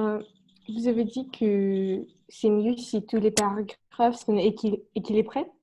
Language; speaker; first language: French; non-native, learner; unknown